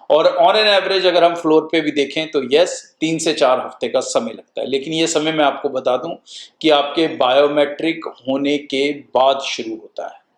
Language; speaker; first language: Hindi; non-native, local second language; Punjabi